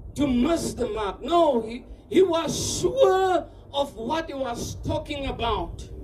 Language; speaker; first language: English; non-native, local second language; Afrikaans